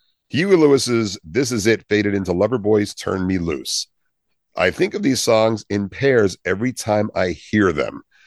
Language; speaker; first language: English; native; English